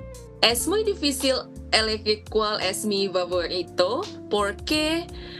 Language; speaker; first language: Spanish; non-native, learner; Indonesian